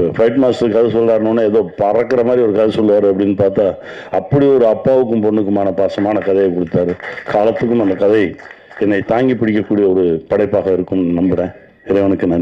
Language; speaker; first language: Tamil; native; Tamil